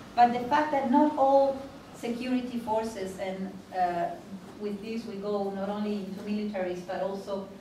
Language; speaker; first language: English; non-native, fluent; Spanish